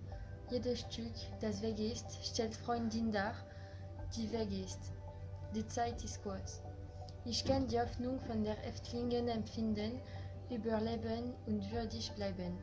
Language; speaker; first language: German; non-native, learner; French